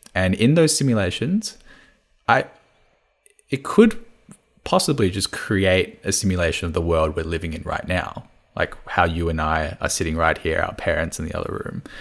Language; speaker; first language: English; non-native, local second language; Cantonese